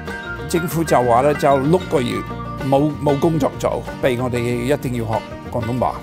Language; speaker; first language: Cantonese; non-native, fluent; English